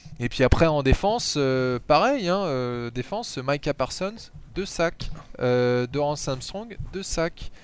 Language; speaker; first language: French; native; French